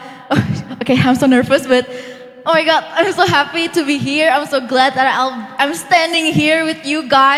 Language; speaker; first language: English; non-native, fluent; Indonesian